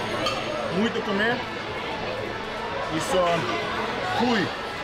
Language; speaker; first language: Portuguese; non-native, learner; Russian